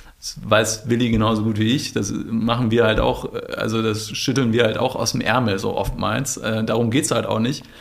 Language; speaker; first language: German; native; German